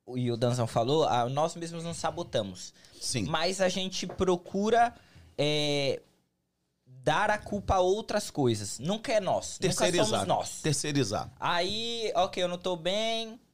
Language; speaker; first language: Portuguese; native; Portuguese